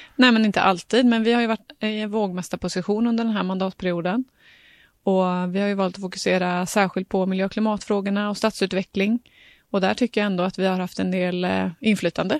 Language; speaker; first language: Swedish; native; Swedish